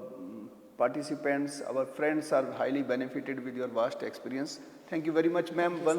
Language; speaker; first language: English; non-native, local second language; Hindi